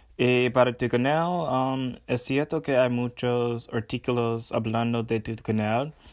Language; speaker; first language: Spanish; non-native, learner; English